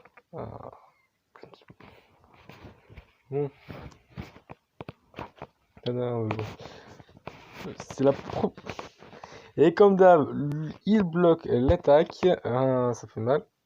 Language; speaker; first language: French; native; French